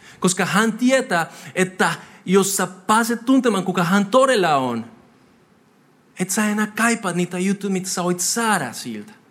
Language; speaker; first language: Finnish; non-native, fluent; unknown